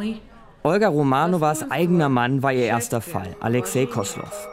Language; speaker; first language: German; native; German